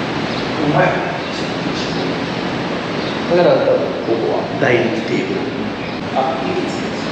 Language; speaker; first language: Japanese; non-native, learner; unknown